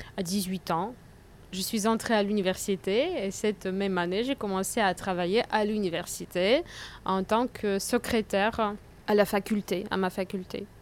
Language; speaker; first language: French; non-native, fluent; Russian